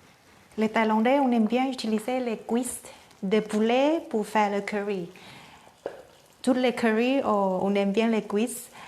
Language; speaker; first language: French; non-native, learner; Thai